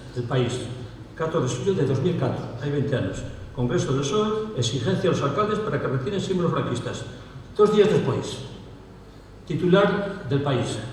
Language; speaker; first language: Spanish; non-native, local second language; Galician